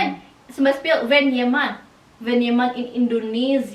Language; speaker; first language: German; non-native, learner; Indonesian